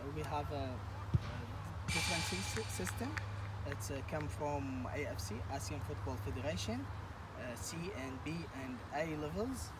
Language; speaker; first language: English; non-native, learner; Arabic